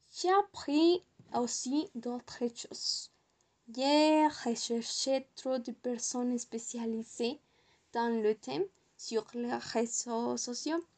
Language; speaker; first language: French; non-native, learner; Spanish